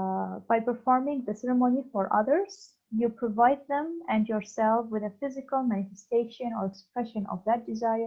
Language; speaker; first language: English; non-native, fluent; Arabic